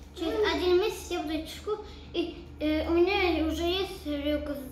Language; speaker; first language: Russian; early bilingual, heritage; Tajik